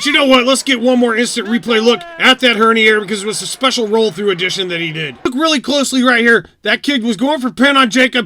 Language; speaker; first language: English; native; English